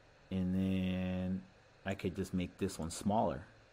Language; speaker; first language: English; early bilingual, other home language; Spanish